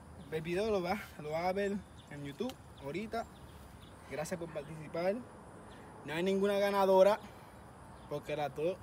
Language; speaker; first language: Spanish; early bilingual, heritage; Spanish